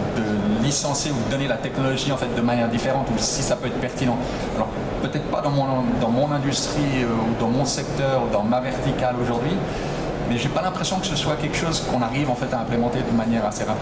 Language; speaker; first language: French; native; French